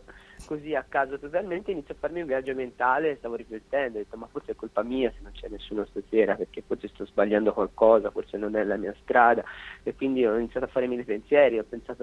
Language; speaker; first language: Italian; native; Italian